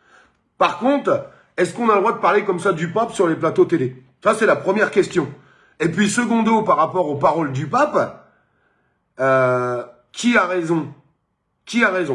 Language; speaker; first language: French; native; French